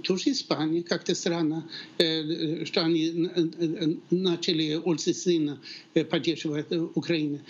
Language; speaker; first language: Russian; non-native, fluent; Swedish